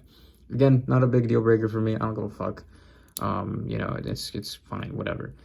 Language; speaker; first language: English; native; English